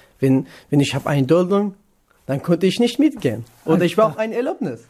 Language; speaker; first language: German; non-native, learner; Kurdish